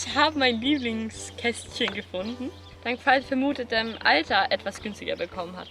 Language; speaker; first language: German; non-native, fluent; Swedish